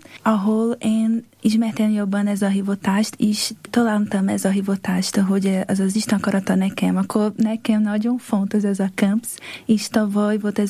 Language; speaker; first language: Hungarian; non-native, learner; Portuguese